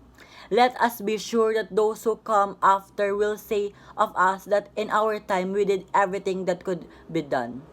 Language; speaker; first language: English; non-native, local second language; Filipino